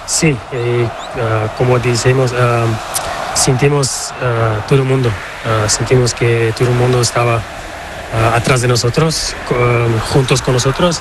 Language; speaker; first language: Spanish; non-native, learner; Portuguese